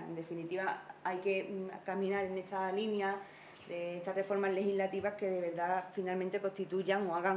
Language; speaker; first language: Spanish; native; Spanish